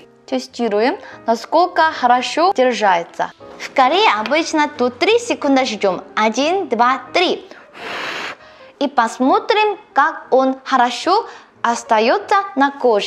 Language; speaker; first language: Russian; non-native, learner; Korean